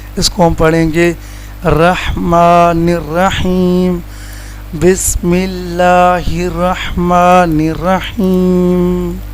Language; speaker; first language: Urdu; non-native, local second language; Sindhi